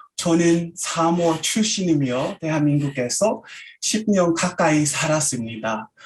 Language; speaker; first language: Korean; non-native, fluent; Samoan